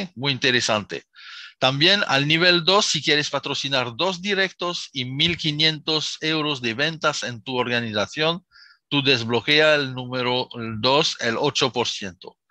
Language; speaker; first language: Spanish; non-native, fluent; Arabic